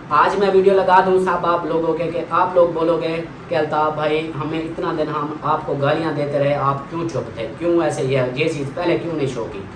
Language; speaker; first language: Urdu; non-native, local second language; Saraiki